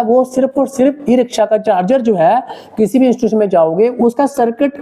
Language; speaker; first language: Hindi; native; Hindi